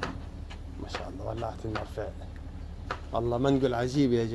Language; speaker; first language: Arabic; native; Arabic